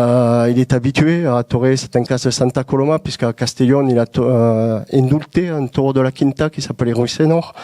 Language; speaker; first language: French; native; French